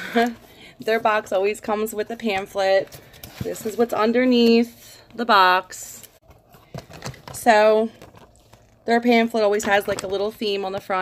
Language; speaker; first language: English; native; English